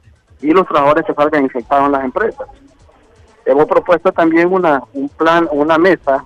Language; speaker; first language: Spanish; native; Spanish